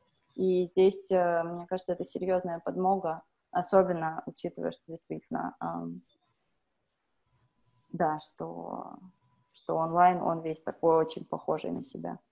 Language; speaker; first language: Russian; native; Russian